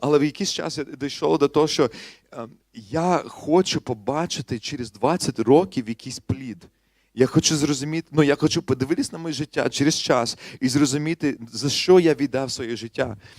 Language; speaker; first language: Ukrainian; non-native, learner; English